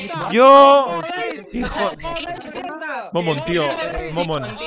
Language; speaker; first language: Spanish; native; Spanish